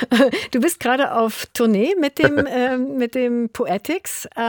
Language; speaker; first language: German; native; German